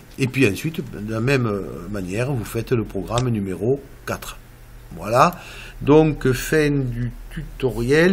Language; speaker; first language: French; native; French